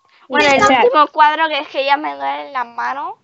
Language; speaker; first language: Spanish; native; Spanish